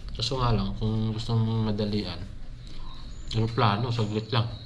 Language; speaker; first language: Filipino; non-native, local second language; Cebuano